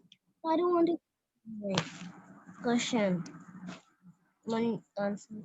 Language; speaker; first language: English; non-native, learner; Hindi